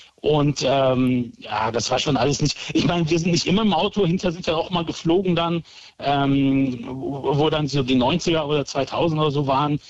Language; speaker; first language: German; early bilingual, other home language; Turkish